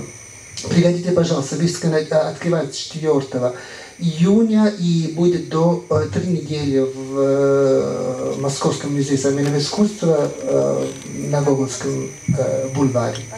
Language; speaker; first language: Russian; non-native, fluent; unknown